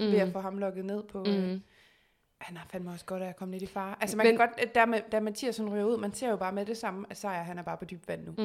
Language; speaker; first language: Danish; native; Danish